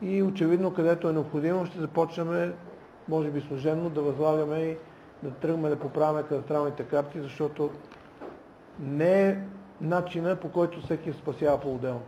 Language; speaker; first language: Bulgarian; native; Bulgarian